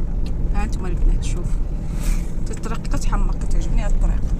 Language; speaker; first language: Arabic; native; Arabic